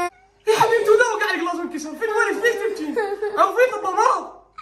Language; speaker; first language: Arabic; native; Arabic